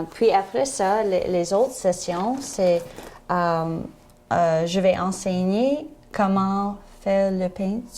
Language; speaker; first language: French; non-native, learner; English